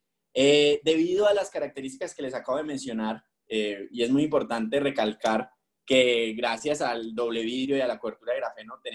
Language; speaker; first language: Spanish; native; Spanish